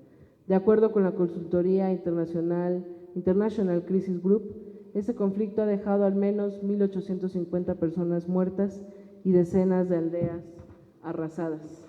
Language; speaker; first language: Spanish; native; Spanish